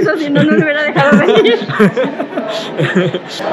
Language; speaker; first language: Spanish; native; Spanish